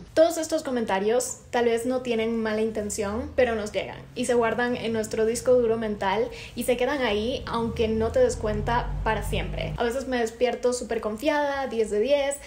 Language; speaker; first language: Spanish; native; Spanish